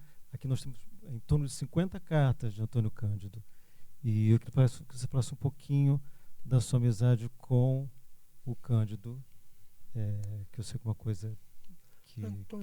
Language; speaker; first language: Portuguese; native; Portuguese